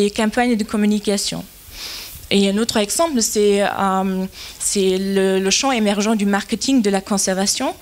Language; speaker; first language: French; non-native, fluent; German